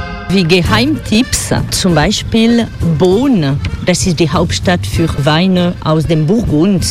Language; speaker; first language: German; non-native, fluent; French